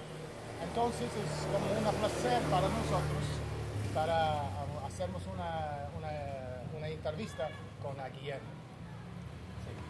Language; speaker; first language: Spanish; non-native, learner; English